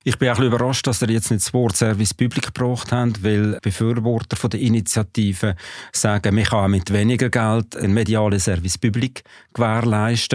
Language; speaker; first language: German; native; German